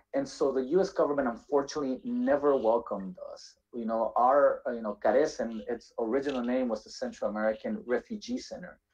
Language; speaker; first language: English; native; English